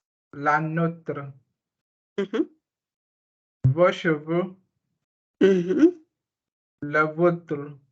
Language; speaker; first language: French; non-native, learner; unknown